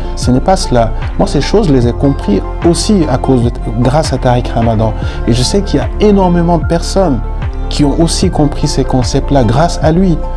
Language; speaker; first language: French; non-native, local second language; Fula